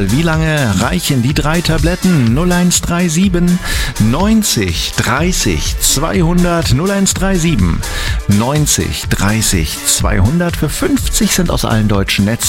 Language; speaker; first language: German; native; German